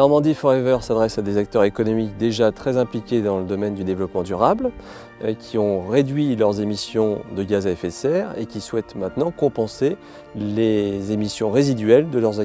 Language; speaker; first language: French; native; French